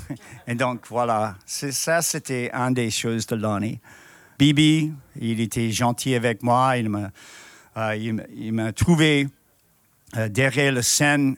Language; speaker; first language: French; non-native, fluent; English